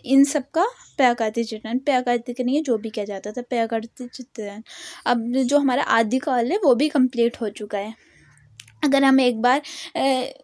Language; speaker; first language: Hindi; native; Hindi